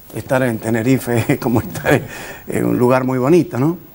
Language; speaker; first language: Spanish; native; Spanish